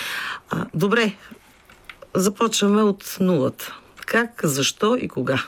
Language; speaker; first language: Bulgarian; native; Bulgarian